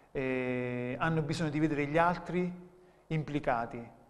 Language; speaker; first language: Italian; native; Italian